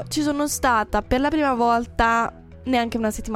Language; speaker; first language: Italian; native; Italian